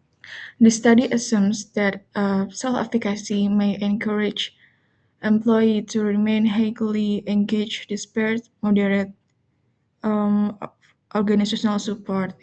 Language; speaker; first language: English; non-native, learner; Indonesian